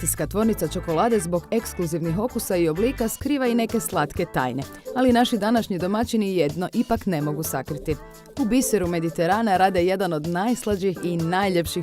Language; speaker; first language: Croatian; native; Croatian